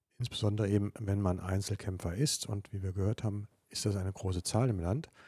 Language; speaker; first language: German; native; German